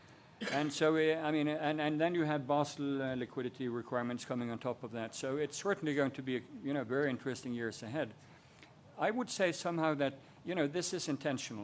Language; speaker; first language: English; non-native, fluent; Norwegian